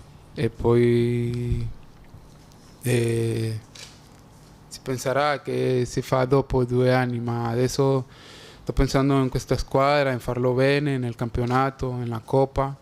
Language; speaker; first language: Italian; non-native, fluent; Spanish